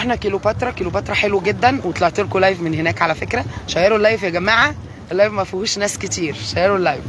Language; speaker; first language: Arabic; native; Arabic